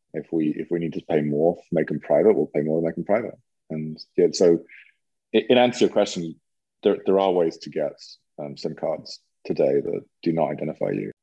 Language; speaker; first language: English; native; English